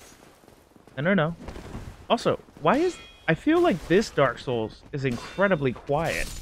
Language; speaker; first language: English; native; English